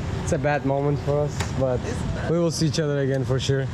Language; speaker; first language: English; non-native, fluent; Turkish